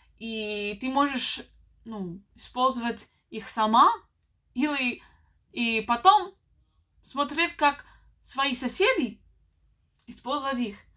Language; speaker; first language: Russian; non-native, learner; English